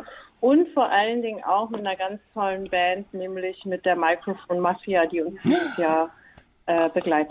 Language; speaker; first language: German; native; German